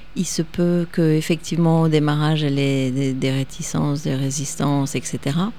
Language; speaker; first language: French; native; French